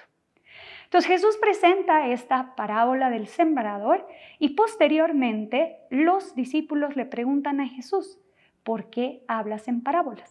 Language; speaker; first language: Spanish; native; Spanish